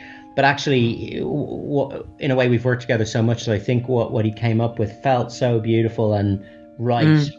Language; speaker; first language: English; native; English